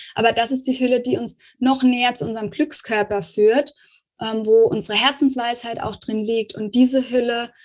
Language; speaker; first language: German; native; German